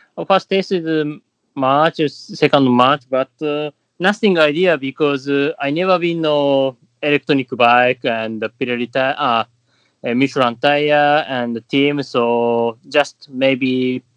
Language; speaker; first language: English; non-native, learner; Japanese